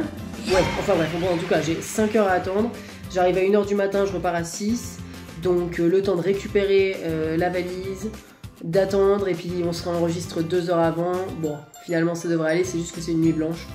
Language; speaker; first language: French; native; French